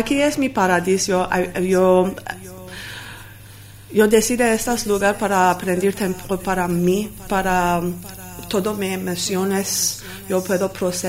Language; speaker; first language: Spanish; non-native, learner; Armenian